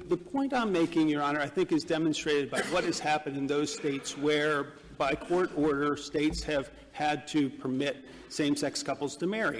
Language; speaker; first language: English; native; English